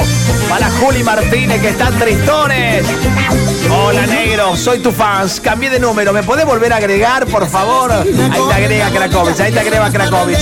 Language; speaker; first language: Spanish; native; Spanish